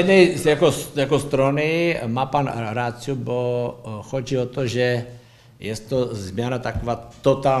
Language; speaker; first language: Polish; non-native, learner; Czech